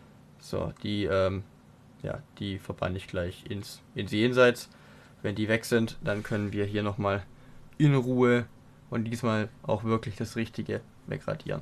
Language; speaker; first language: German; native; German